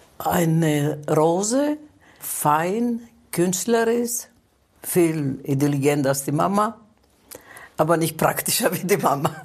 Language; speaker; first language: German; non-native, fluent; Greek